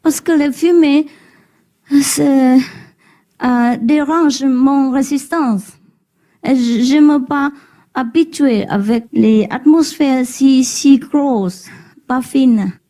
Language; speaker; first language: French; non-native, learner; Vietnamese